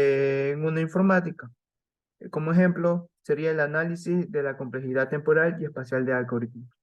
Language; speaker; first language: Spanish; native; Spanish